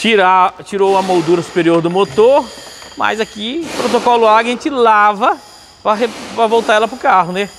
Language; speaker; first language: Portuguese; native; Portuguese